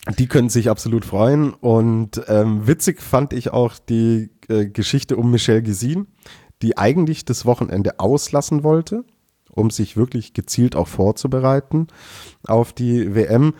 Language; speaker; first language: German; native; German